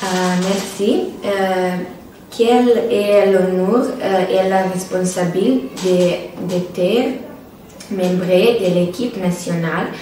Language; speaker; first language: French; non-native, learner; Serbian